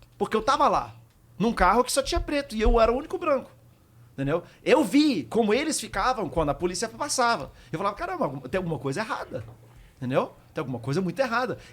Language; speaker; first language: Portuguese; early bilingual, heritage; Portuguese